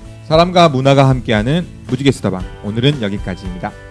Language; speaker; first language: Korean; native; Korean